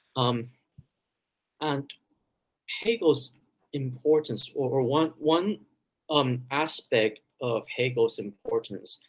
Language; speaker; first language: English; early bilingual, other home language; Chinese